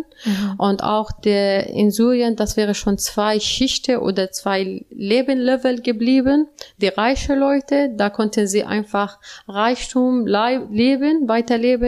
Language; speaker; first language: German; non-native, learner; Arabic